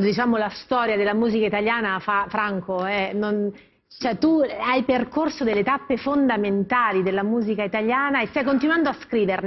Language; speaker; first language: Italian; native; Italian